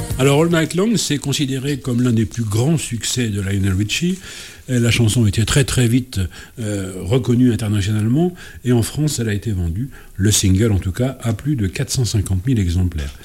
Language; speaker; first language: French; native; French